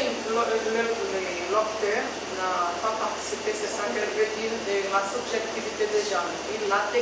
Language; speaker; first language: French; non-native, fluent; Portuguese